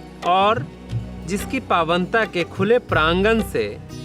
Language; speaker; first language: Hindi; native; Hindi